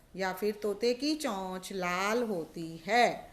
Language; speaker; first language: Hindi; non-native, local second language; Gujarati